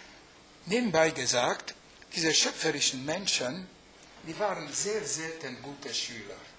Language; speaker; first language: German; non-native, fluent; Hungarian